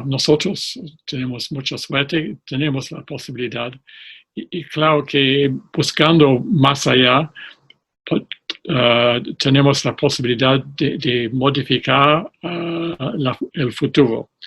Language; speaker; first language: Spanish; non-native, fluent; English